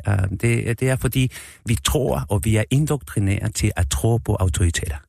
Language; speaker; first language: Danish; non-native, fluent; Spanish